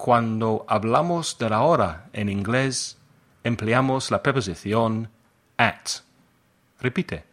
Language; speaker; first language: Spanish; non-native, fluent; English